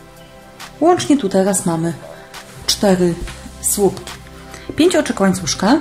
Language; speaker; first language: Polish; native; Polish